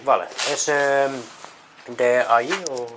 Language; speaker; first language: Spanish; non-native, learner; Finnish